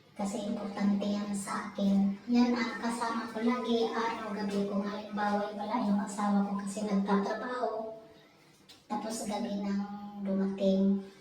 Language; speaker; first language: Filipino; native; Filipino